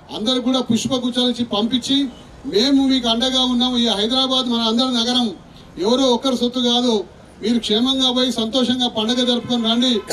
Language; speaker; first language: Telugu; native; Telugu